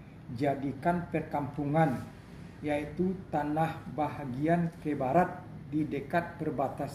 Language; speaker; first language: Indonesian; non-native, local second language; Minangkabau